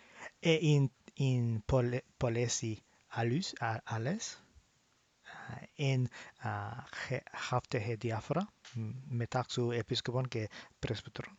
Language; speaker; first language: Greek; non-native, learner; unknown